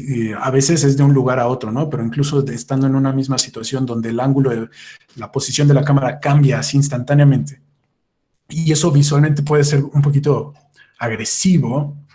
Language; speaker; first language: Spanish; native; Spanish